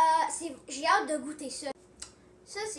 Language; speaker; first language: French; non-native, local second language; English